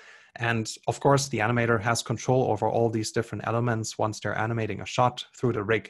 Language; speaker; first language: English; non-native, fluent; German